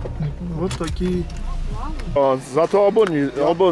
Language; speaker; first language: Russian; non-native, learner; Armenian